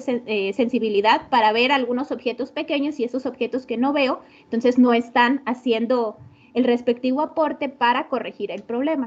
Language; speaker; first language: Spanish; native; Spanish